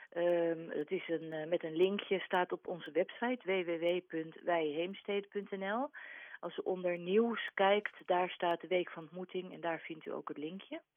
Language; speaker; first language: Dutch; native; Dutch